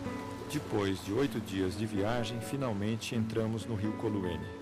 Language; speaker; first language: Portuguese; native; Portuguese